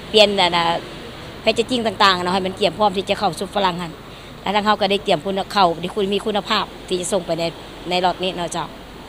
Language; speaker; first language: Lao; native; Lao